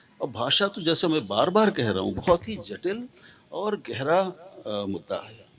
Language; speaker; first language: Hindi; native; Hindi